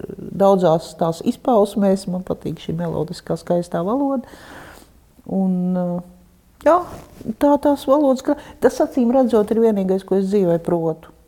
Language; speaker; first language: Latvian; non-native, local second language; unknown